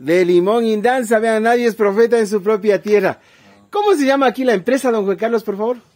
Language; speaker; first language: Spanish; native; Spanish